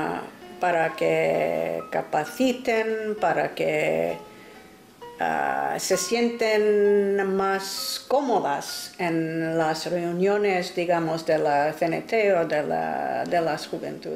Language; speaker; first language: Spanish; non-native, fluent; English